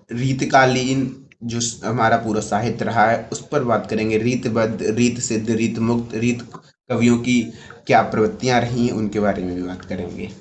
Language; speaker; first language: Hindi; native; Hindi